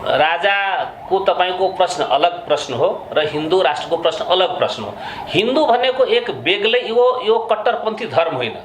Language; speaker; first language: Nepali; non-native, local second language; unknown